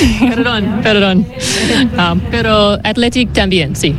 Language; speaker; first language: Spanish; non-native, learner; English